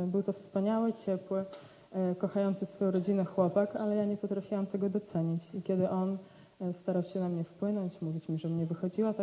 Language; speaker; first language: Polish; native; Polish